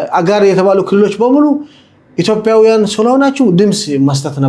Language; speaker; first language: Amharic; non-native, local second language; Somali